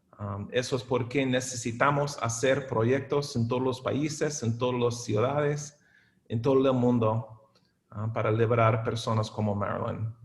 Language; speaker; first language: Spanish; non-native, fluent; English